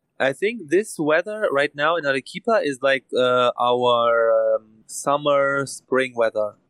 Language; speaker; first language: English; non-native, learner; German